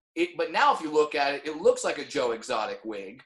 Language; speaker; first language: English; native; English